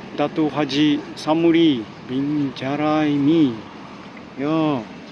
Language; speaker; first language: Malay; non-native, learner; Japanese